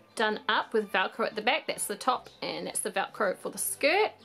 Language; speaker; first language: English; native; English